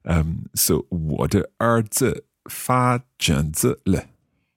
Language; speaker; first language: Chinese; non-native, learner; English